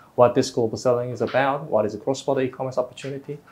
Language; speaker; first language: English; non-native, fluent; Korean